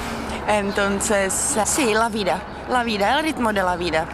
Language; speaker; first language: Spanish; non-native, fluent; Czech